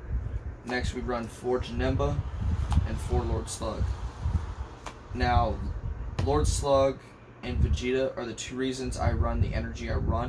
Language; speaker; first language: English; native; English